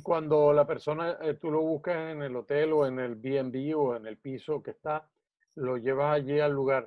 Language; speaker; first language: Spanish; native; Spanish